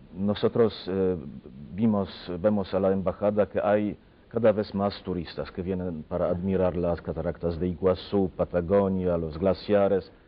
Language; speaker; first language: Spanish; non-native, fluent; Polish